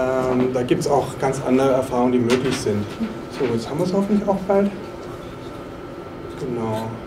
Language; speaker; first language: German; native; German